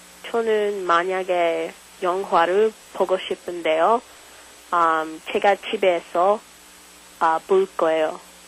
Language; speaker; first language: Korean; non-native, learner; English